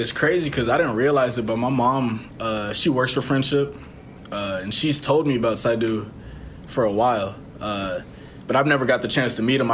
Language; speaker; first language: English; native; English